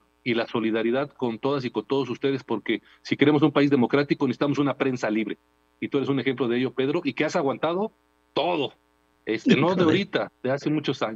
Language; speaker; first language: Spanish; native; Spanish